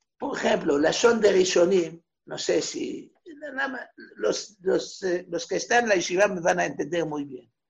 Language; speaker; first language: Spanish; non-native, fluent; Hebrew